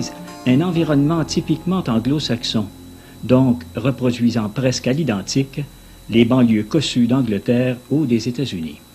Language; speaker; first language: French; native; French